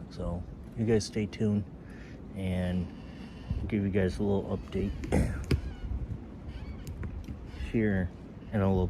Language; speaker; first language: English; native; English